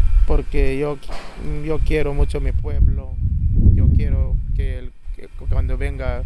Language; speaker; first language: Spanish; non-native, local second language; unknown